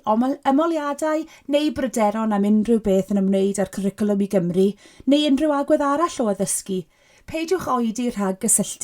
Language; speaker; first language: Welsh; native; Welsh